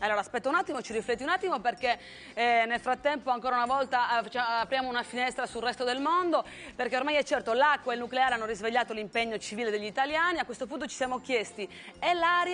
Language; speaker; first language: Italian; native; Italian